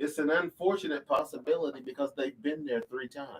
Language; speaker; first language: English; native; English